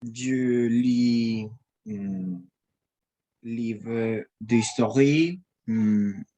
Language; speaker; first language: French; non-native, learner; Spanish